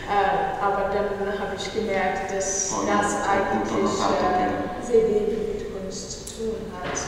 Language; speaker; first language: German; non-native, fluent; Persian